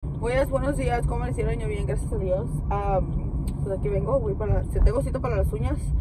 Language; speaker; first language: Spanish; early bilingual, heritage; Spanish